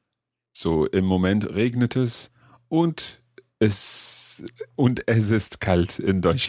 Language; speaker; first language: German; non-native, learner; English